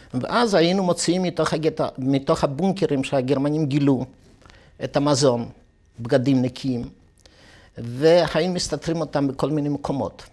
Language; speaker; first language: Hebrew; non-native, fluent; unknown